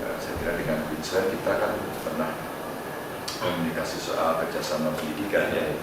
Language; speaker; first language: Indonesian; native; Indonesian